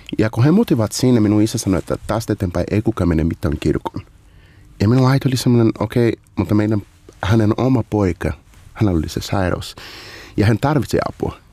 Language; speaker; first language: Finnish; non-native, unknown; Portuguese